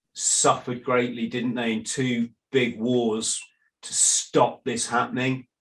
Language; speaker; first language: English; native; English